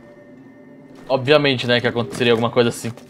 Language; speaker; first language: Portuguese; native; Portuguese